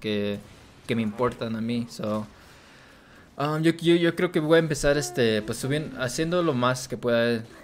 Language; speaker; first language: Spanish; early bilingual, heritage; Spanish